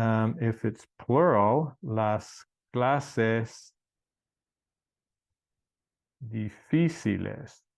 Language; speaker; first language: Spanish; non-native, fluent; English